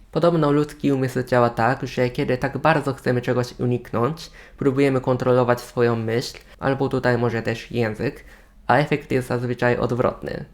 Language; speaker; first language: Polish; non-native, fluent; Japanese